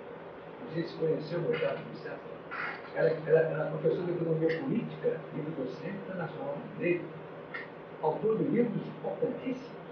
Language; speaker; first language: Portuguese; native; Portuguese